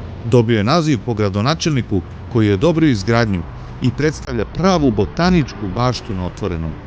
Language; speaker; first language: Serbian; native; Serbian